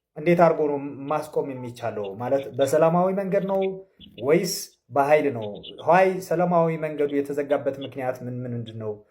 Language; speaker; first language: Amharic; non-native, local second language; Tigrinya